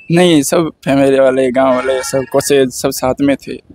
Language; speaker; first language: Hindi; native; Hindi